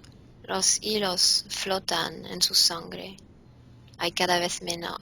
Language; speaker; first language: Spanish; non-native, fluent; French